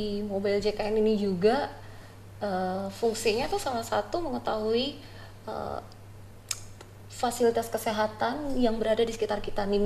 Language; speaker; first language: Indonesian; native; Indonesian